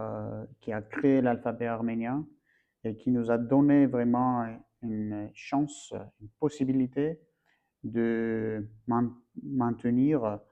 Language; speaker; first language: French; non-native, fluent; Armenian